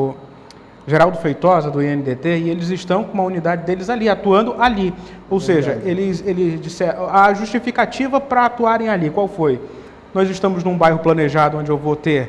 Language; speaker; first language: Portuguese; native; Portuguese